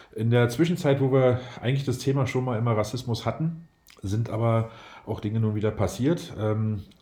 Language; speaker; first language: German; native; German